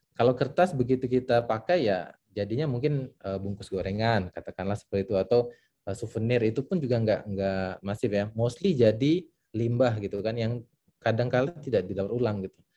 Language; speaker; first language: Indonesian; native; Indonesian